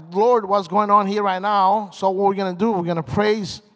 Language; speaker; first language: English; non-native, fluent; Portuguese